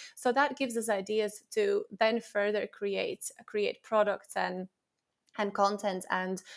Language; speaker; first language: English; non-native, fluent; Latvian